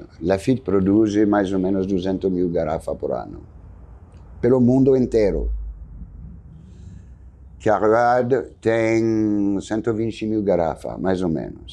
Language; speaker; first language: Portuguese; non-native, fluent; French